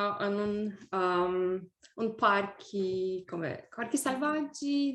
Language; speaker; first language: Italian; non-native, learner; English